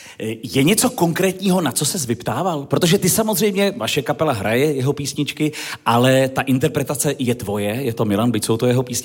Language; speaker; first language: Czech; native; Czech